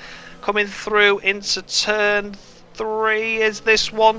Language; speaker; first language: English; native; English